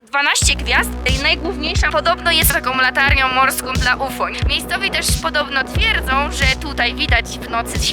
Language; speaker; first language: Polish; native; Polish